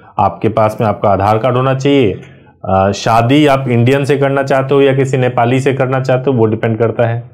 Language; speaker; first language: Hindi; native; Hindi